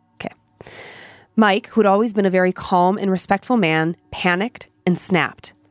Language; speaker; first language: English; native; English